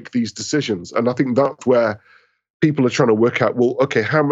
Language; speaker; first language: English; native; English